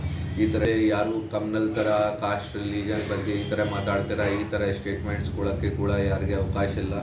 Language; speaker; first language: Kannada; non-native, learner; Hindi